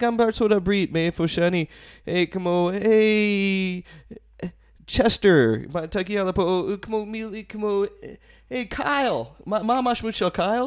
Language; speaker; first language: Hebrew; non-native, fluent; English